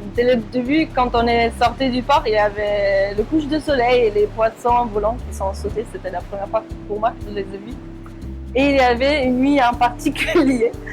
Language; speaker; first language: French; non-native, fluent; German